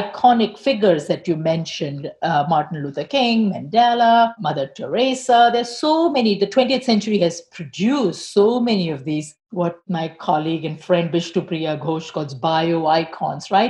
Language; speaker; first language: English; non-native, local second language; Tamil